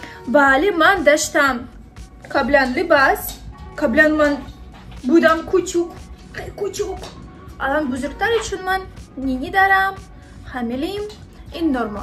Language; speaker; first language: Persian; non-native, learner; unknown